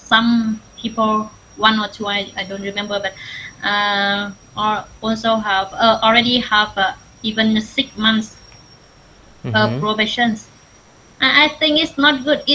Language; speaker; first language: English; non-native, learner; Vietnamese